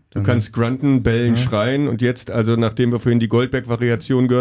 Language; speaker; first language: German; native; German